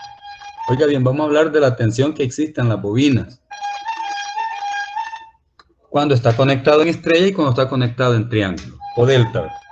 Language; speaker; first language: Spanish; native; Spanish